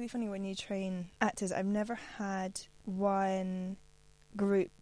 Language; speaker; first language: English; native; English